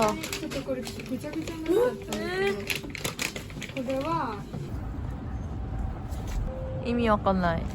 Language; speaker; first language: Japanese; non-native, learner; Korean